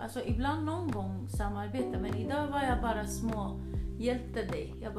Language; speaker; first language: Swedish; early bilingual, other home language; Kurdish